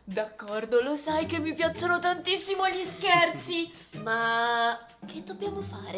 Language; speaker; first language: Italian; native; Italian